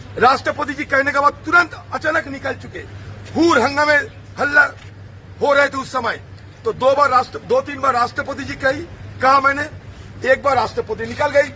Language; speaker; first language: Hindi; non-native, local second language; Bangla